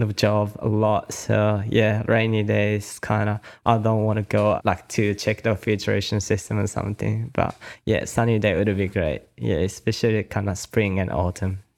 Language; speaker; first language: English; non-native, learner; Japanese